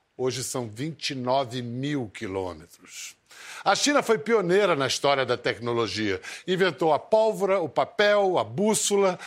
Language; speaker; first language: Portuguese; native; Portuguese